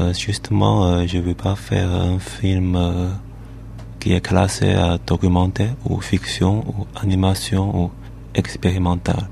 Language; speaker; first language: French; non-native, learner; Chinese